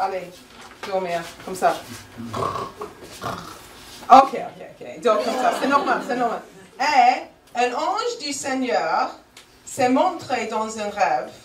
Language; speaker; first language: French; non-native, fluent; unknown